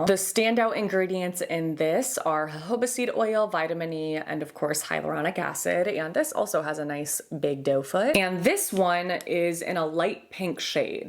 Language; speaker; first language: English; native; English